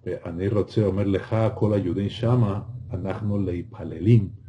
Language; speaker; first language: Hebrew; non-native, learner; Spanish